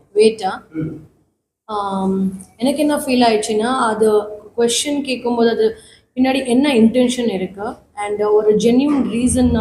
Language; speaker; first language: Tamil; non-native, learner; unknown